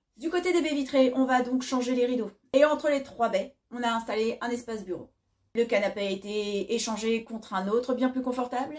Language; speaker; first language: French; native; French